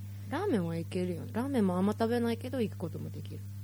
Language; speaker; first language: Japanese; native; Japanese